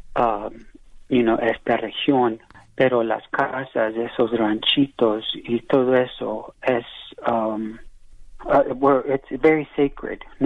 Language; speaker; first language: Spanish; early bilingual, heritage; English